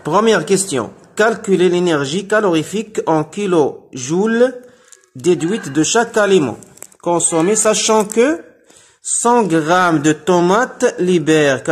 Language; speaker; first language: French; non-native, local second language; Arabic